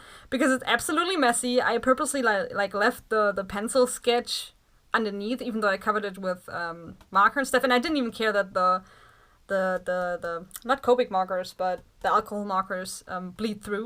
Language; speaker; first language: English; non-native, fluent; German